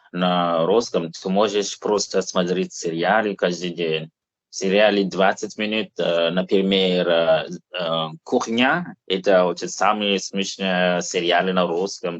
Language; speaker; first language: Russian; non-native, learner; English